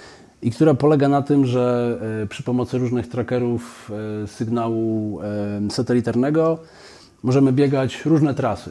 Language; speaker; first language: Polish; native; Polish